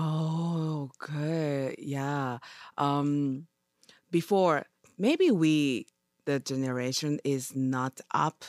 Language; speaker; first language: English; non-native, learner; Japanese